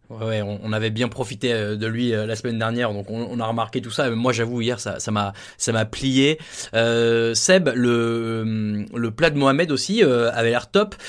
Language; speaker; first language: French; native; French